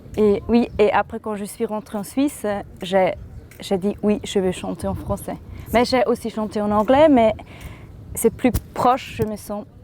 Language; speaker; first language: French; non-native, local second language; Swiss German